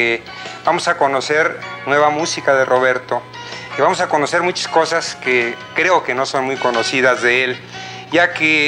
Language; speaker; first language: Spanish; native; Spanish